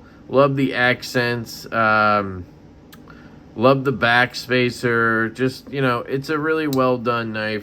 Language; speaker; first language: English; native; English